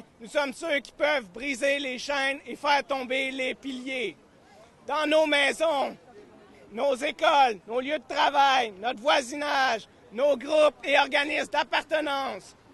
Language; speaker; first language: French; native; French